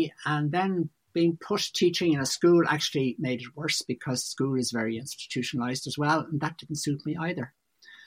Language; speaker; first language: English; native; English